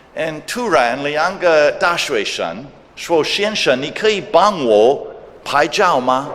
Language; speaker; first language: Chinese; non-native, fluent; English